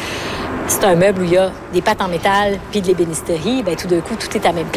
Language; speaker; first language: French; native; French